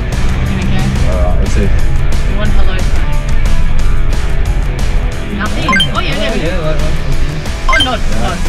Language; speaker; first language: English; native; English